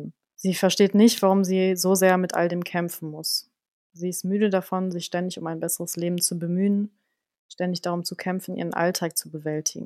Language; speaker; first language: German; native; German